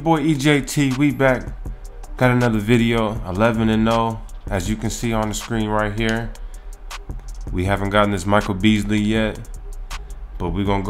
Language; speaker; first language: English; native; English